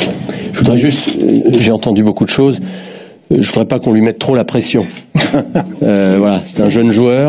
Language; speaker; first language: French; native; French